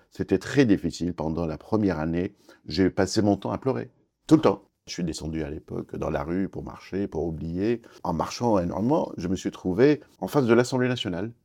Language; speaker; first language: French; non-native, fluent; Kurdish